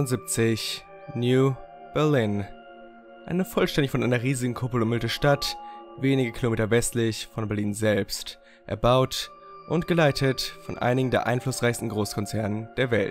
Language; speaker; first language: German; native; German